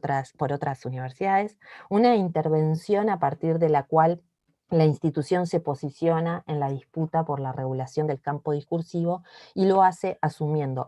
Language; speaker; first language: Spanish; native; Spanish